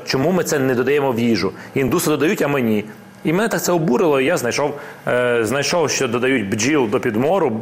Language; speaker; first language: Ukrainian; non-native, local second language; Russian